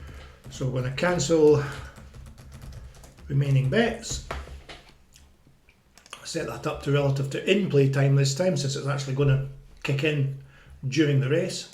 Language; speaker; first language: English; native; English